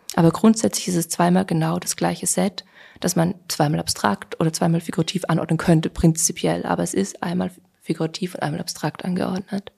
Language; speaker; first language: German; native; German